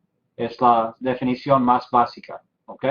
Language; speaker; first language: Spanish; non-native, fluent; English